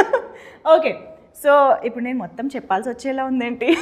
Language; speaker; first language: Telugu; native; Telugu